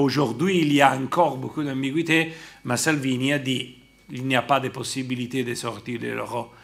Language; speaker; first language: French; non-native, fluent; Italian